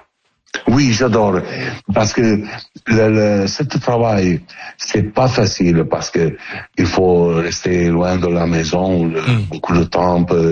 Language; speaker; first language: French; non-native, learner; Italian